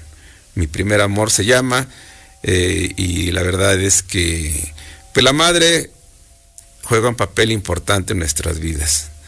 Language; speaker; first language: Spanish; native; Spanish